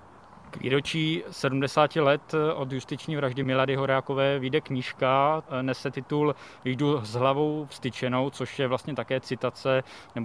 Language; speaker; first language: Czech; native; Czech